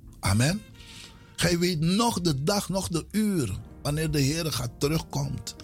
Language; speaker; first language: Dutch; non-native, local second language; Sranan Tongo